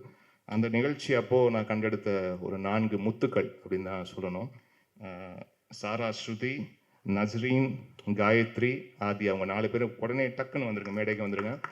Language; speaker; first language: Tamil; native; Tamil